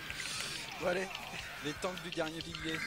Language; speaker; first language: French; native; French